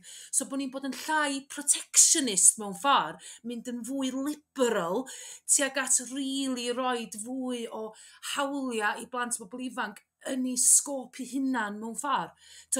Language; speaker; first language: Welsh; native; Welsh